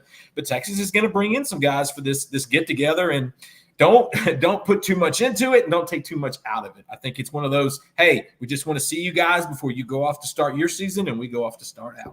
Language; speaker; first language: English; native; English